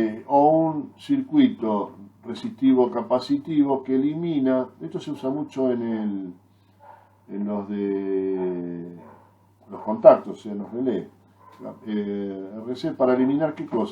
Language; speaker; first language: Spanish; native; Spanish